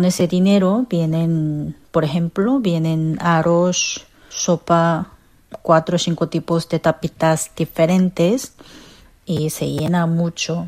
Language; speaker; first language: Spanish; non-native, fluent; Korean